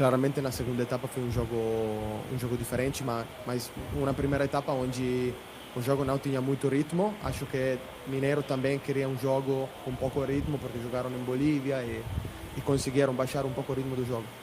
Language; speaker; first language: Portuguese; non-native, fluent; Italian